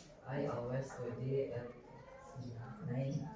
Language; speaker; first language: English; non-native, learner; Indonesian